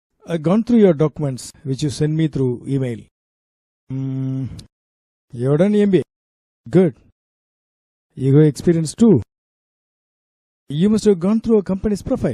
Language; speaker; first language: English; non-native, local second language; Tamil